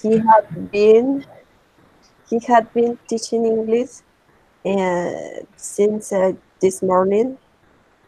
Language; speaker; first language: English; non-native, learner; Spanish